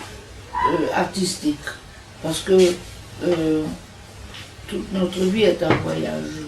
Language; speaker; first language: French; non-native, fluent; Italian